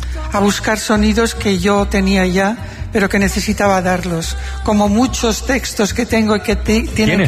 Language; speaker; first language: Spanish; non-native, local second language; Catalan